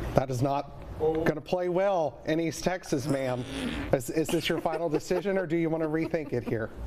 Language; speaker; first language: English; native; English